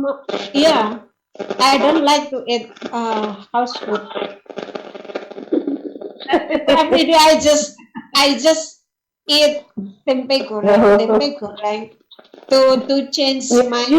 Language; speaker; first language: English; non-native, learner; Indonesian